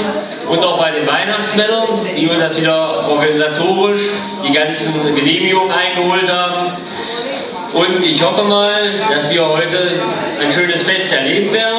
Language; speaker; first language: German; native; German